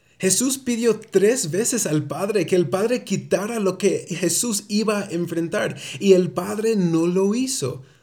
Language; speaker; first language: Spanish; early bilingual, heritage; Spanish